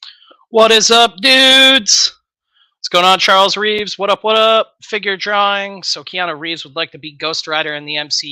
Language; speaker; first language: English; native; English